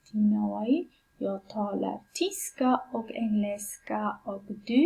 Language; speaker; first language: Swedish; non-native, fluent; Pashto